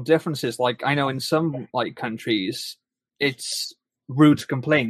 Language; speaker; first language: English; native; English